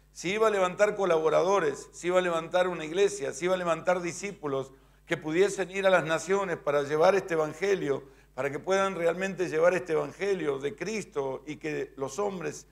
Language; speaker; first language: Spanish; native; Spanish